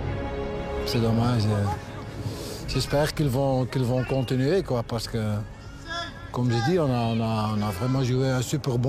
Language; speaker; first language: French; non-native, local second language; Dutch